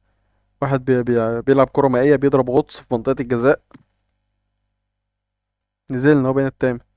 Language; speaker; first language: Arabic; native; Arabic